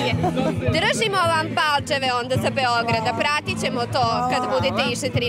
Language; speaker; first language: Serbian; native; Serbian